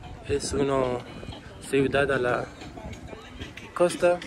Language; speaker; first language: Spanish; non-native, learner; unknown